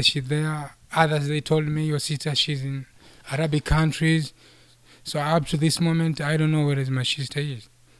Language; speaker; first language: English; non-native, local second language; Somali